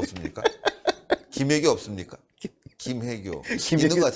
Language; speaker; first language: Korean; native; Korean